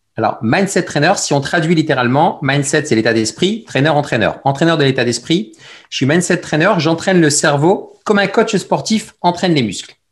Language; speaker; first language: French; early bilingual, other home language; Arabic